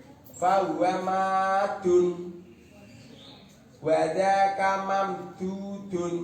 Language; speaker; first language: Arabic; non-native, fluent; Indonesian